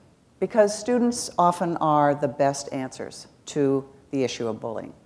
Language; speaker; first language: English; native; English